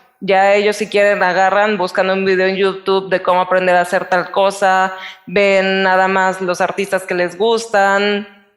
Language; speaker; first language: Spanish; native; Spanish